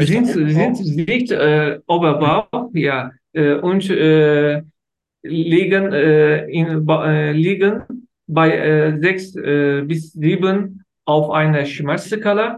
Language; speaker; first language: German; non-native, learner; Turkish